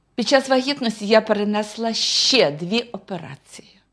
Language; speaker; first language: Ukrainian; non-native, fluent; Russian